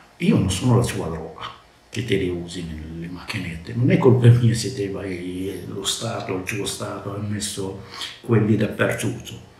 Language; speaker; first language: Italian; non-native, learner; Arabic